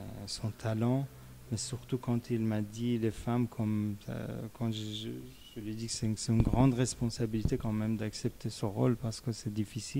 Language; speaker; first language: French; non-native, fluent; Persian